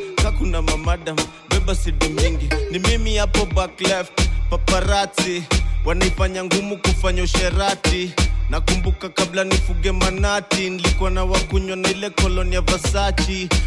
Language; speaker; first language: English; non-native, local second language; Kikuyu